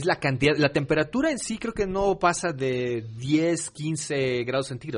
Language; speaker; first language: Spanish; native; Spanish